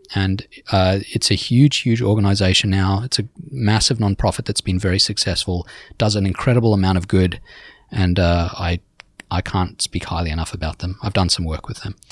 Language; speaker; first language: English; native; English